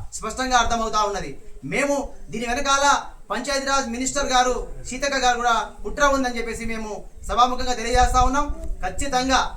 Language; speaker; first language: Telugu; non-native, local second language; Lambadi